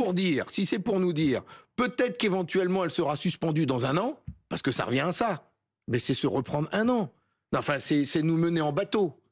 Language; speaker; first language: French; native; French